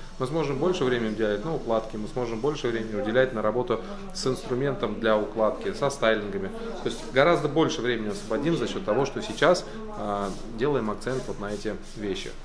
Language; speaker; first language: Russian; native; Russian